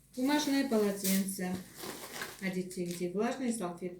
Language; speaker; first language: Russian; non-native, local second language; Kazakh